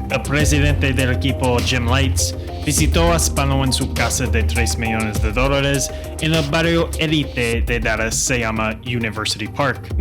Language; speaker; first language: Spanish; non-native, fluent; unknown